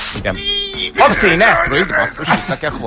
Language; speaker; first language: Hungarian; native; Hungarian